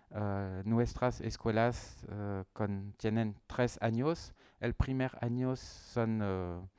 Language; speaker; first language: Spanish; non-native, learner; French